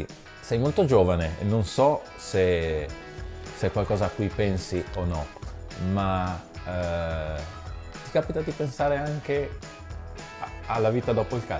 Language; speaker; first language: Italian; native; Italian